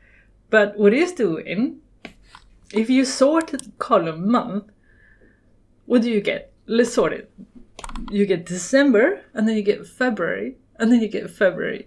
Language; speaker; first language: English; non-native, fluent; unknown